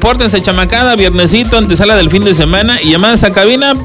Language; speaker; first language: Spanish; native; Spanish